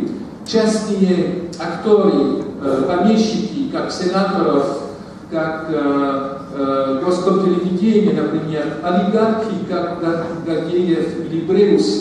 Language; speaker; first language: Russian; non-native, fluent; French